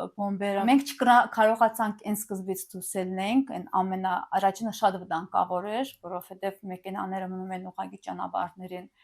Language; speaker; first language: Armenian; early bilingual, heritage; Armenian